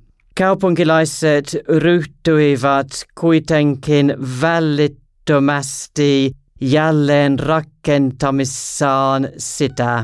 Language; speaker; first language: Finnish; non-native, learner; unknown